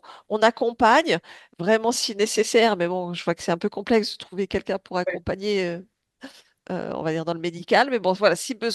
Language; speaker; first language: French; native; French